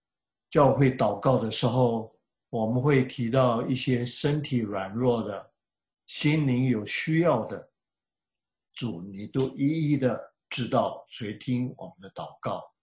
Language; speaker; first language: Chinese; native; Chinese